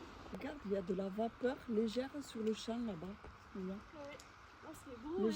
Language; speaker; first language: French; native; French